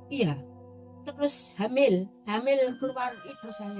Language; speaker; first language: Indonesian; non-native, local second language; Javanese